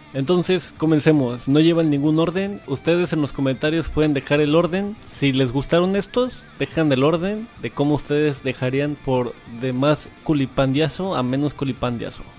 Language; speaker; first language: Spanish; native; Spanish